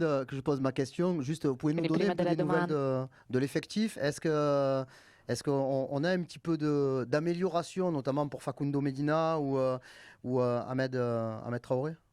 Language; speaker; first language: French; native; French